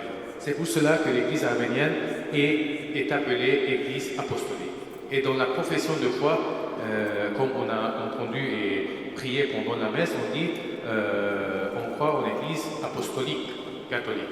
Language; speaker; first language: French; non-native, fluent; Armenian